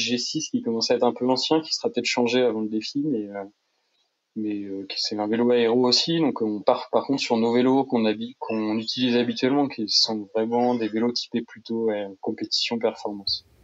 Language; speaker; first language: French; native; French